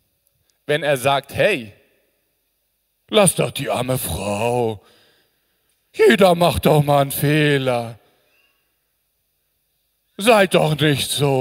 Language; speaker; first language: German; native; German